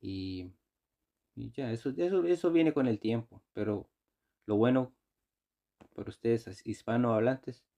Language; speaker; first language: Spanish; non-native, fluent; Icelandic